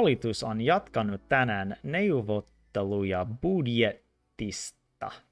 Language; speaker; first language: Finnish; non-native, learner; English